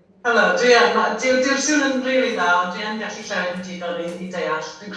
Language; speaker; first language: Welsh; non-native, fluent; English